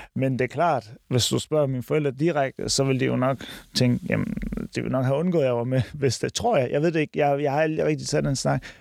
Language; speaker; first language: Danish; early bilingual, other home language; Turkish